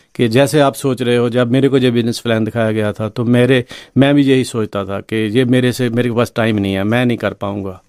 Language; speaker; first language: Hindi; non-native, local second language; Punjabi